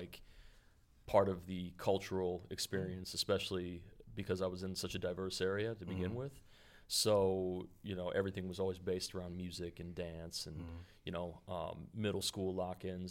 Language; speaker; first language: English; native; English